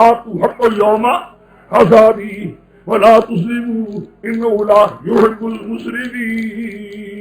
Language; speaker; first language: Urdu; non-native, local second language; Pashto